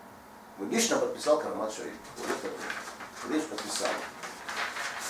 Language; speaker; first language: Russian; non-native, fluent; Tajik